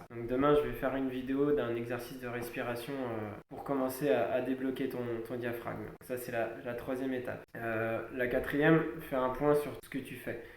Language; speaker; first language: French; native; French